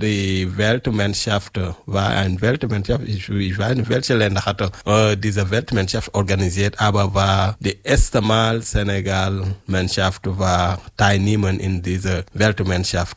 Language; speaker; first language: German; non-native, learner; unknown